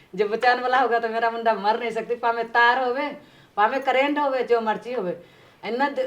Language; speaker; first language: Punjabi; non-native, local second language; Bhojpuri